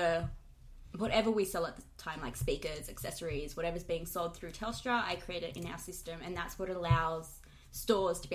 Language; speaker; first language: English; non-native, local second language; Spanish